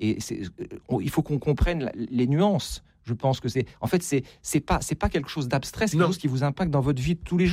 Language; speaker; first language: French; native; French